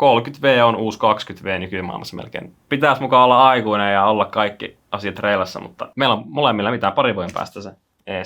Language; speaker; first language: Finnish; native; Finnish